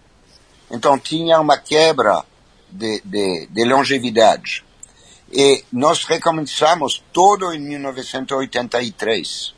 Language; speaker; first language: Portuguese; non-native, fluent; French